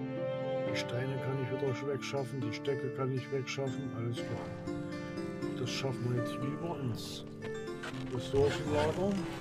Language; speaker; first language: German; native; German